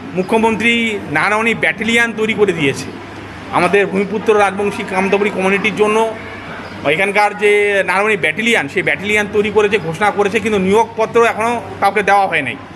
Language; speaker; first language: Bangla; non-native, local second language; Rangpuri